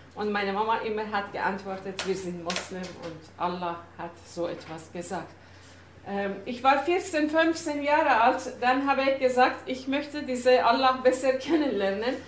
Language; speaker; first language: German; non-native, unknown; Persian